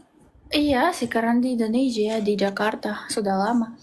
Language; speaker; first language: Indonesian; non-native, learner; Russian